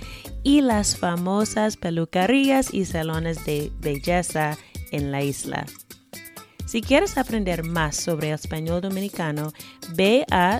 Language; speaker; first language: Spanish; non-native, fluent; English